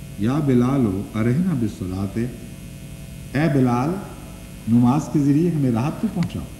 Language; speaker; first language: Urdu; non-native, local second language; Punjabi